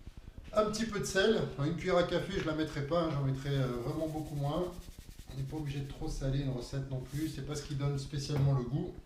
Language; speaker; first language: French; native; French